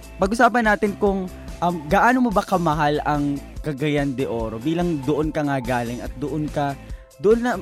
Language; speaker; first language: Filipino; native; Filipino